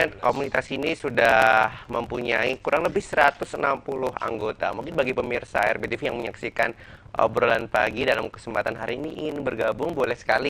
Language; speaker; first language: Indonesian; native; Indonesian